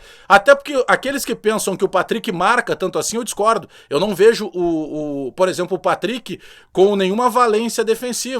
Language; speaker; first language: Portuguese; native; Portuguese